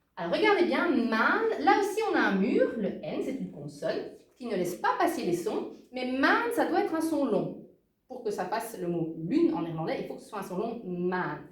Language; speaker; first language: French; native; French